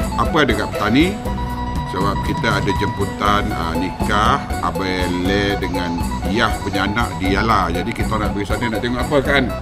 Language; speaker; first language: Malay; native; Malay